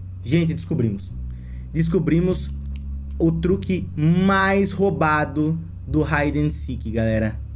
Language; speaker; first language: Portuguese; native; Portuguese